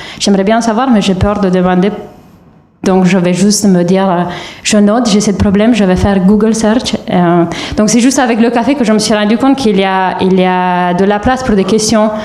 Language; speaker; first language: French; non-native, fluent; Romanian